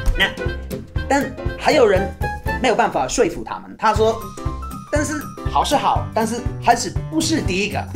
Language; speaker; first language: Chinese; non-native, fluent; English